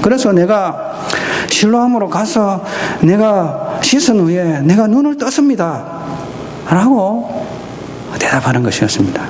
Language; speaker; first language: Korean; native; Korean